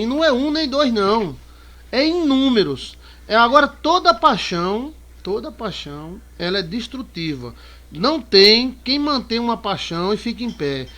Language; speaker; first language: Portuguese; native; Portuguese